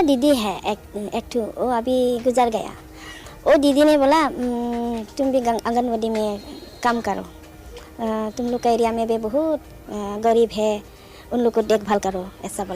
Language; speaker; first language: Hindi; non-native, local second language; Garo